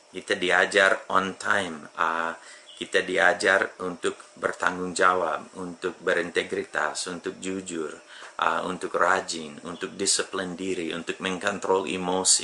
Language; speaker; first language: Indonesian; non-native, fluent; English